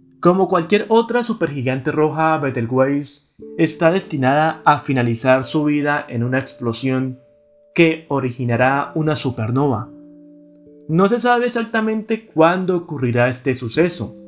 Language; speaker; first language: Spanish; native; Spanish